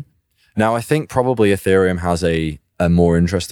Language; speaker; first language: English; native; English